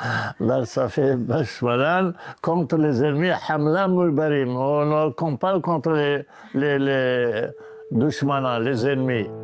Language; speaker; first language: French; non-native, local second language; Arabic